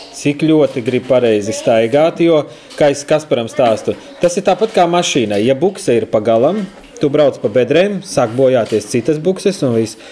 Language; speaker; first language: Latvian; native; Latvian